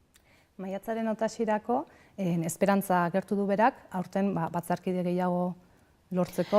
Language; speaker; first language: Basque; native; Basque